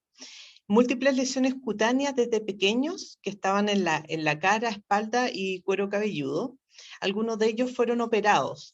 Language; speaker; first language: Spanish; native; Spanish